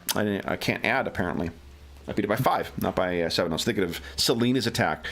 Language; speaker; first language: English; native; English